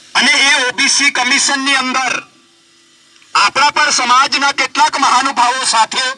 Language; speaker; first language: Gujarati; non-native, local second language; Rathawi